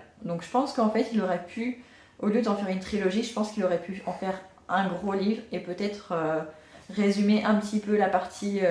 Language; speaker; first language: French; native; French